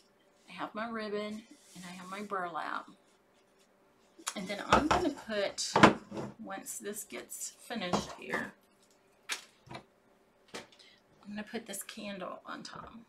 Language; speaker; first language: English; native; English